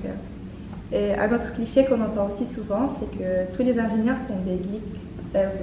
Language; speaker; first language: French; native; French